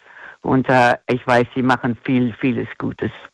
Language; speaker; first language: German; non-native, fluent; English